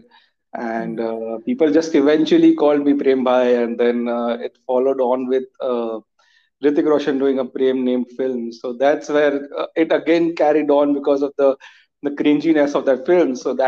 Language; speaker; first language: English; non-native, local second language; Hindi